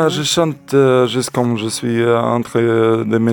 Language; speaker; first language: French; non-native, learner; Russian